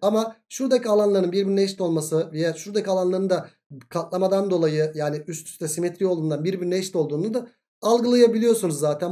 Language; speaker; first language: Turkish; native; Turkish